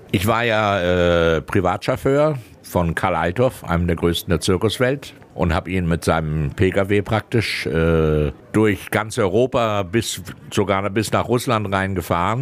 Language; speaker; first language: German; native; German